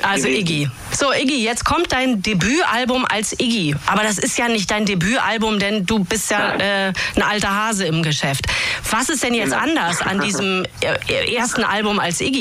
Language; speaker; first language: German; native; German